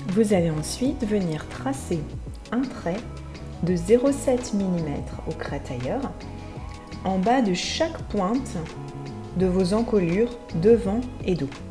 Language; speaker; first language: French; native; French